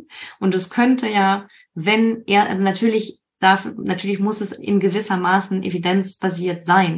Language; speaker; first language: German; native; German